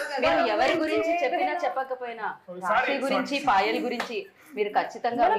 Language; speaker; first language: Telugu; native; Telugu